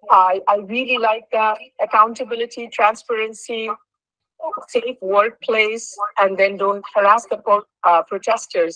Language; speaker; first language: English; non-native, local second language; Bangla